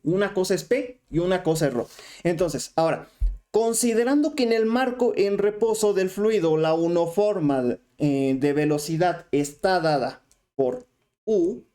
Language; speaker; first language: Spanish; native; Spanish